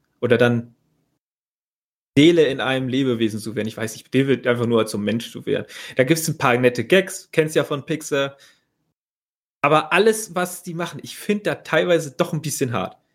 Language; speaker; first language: German; native; German